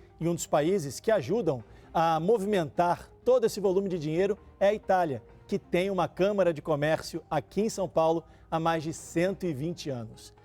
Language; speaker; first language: Portuguese; native; Portuguese